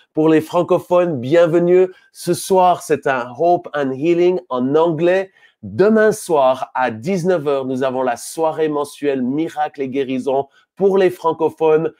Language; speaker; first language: French; native; French